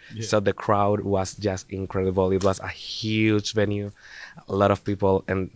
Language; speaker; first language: English; non-native, fluent; Spanish